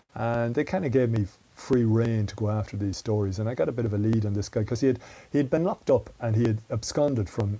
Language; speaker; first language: English; native; English